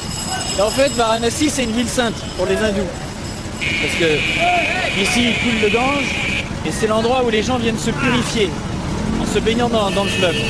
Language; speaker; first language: French; native; French